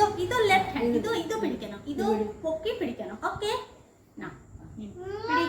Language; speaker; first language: Malayalam; non-native, learner; Bangla